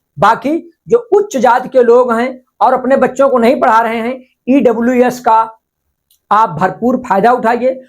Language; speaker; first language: Hindi; non-native, local second language; Marathi